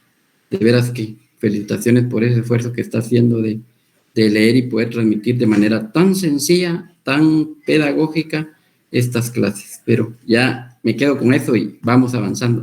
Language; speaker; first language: Spanish; native; Spanish